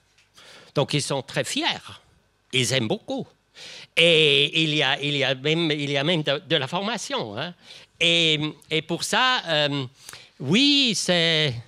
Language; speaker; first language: French; non-native, local second language; German